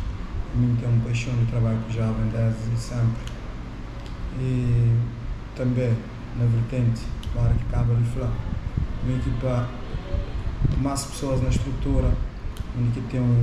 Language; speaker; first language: Portuguese; non-native, local second language; Kabuverdianu